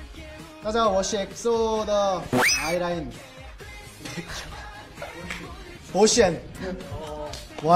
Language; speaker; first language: Chinese; non-native, learner; Korean